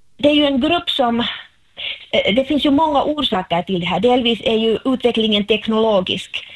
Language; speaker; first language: Swedish; non-native, local second language; Finnish